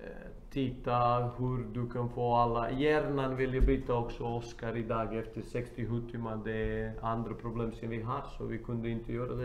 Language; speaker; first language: Swedish; non-native, fluent; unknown